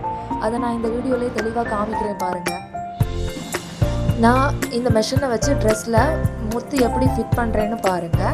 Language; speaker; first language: Tamil; native; Tamil